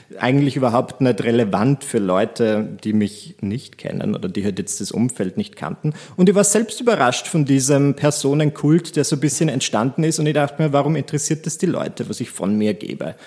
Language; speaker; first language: German; native; German